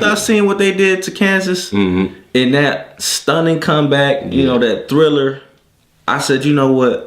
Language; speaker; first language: English; native; English